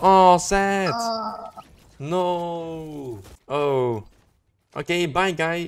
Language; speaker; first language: English; non-native, learner; Dutch